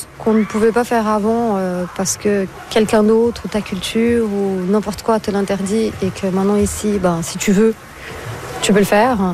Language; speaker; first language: French; non-native, fluent; Portuguese